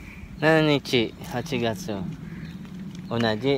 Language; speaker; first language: Japanese; non-native, learner; Filipino